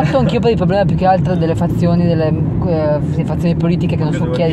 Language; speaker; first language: Italian; native; Italian